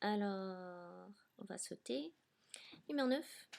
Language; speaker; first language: French; non-native, fluent; English